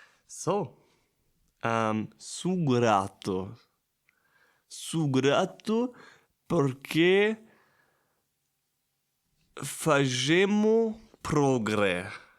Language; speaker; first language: Portuguese; non-native, learner; German